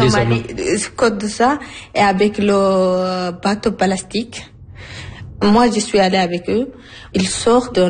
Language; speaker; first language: French; non-native, learner; Arabic